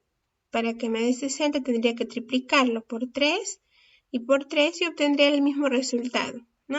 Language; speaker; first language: Spanish; native; Spanish